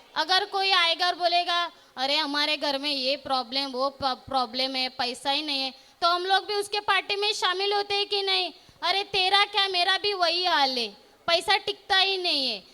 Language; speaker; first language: Hindi; non-native, local second language; Marathi